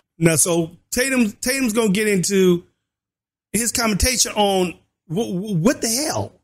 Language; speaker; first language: English; native; English